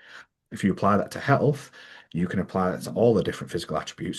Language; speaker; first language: English; native; English